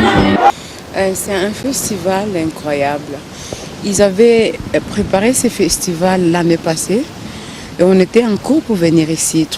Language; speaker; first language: French; non-native, local second language; Swahili